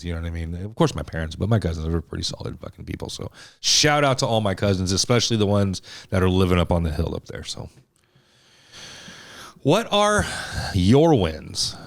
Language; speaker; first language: English; native; English